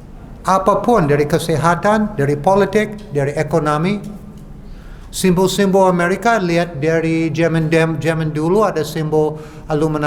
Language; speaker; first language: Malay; non-native, fluent; English